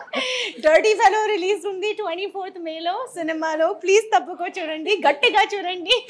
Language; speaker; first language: Telugu; non-native, learner; English